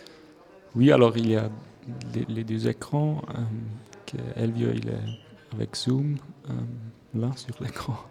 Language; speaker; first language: French; non-native, local second language; Swiss German